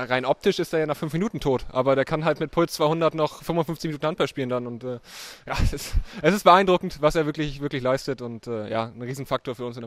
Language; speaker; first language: German; native; German